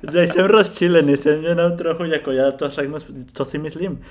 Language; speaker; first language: Czech; non-native, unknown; Spanish